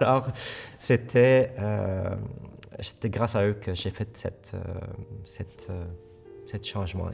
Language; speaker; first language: French; early bilingual, other home language; Korean